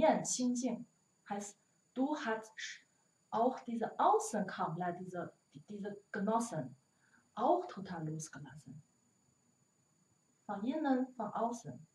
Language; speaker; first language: German; non-native, learner; Chinese